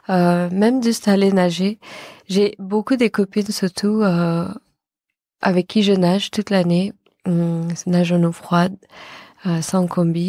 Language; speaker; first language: French; non-native, fluent; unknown